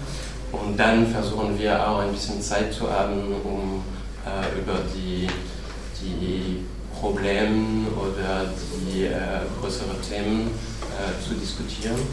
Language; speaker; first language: German; non-native, fluent; French